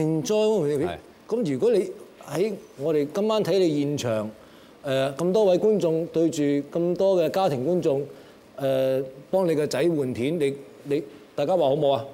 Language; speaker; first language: Cantonese; native; Cantonese